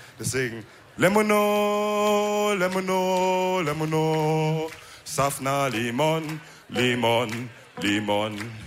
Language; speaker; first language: German; early bilingual, other home language; Wolof